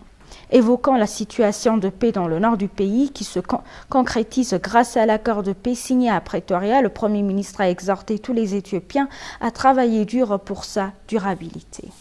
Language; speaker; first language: French; non-native, fluent; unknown